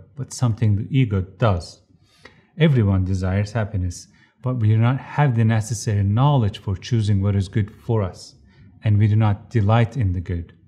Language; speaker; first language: English; non-native, fluent; Turkish